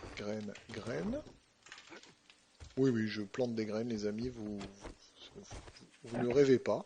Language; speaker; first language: French; native; French